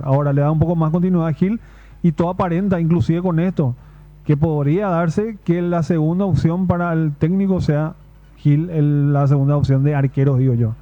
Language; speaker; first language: Spanish; native; Spanish